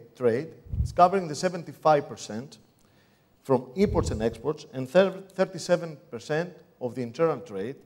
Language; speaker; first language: English; non-native, fluent; Greek